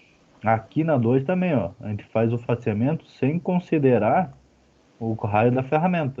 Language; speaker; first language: Portuguese; native; Portuguese